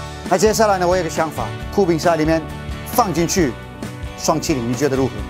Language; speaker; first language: Chinese; non-native, fluent; Turkish